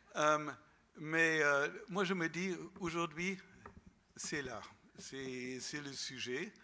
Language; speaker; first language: French; non-native, fluent; German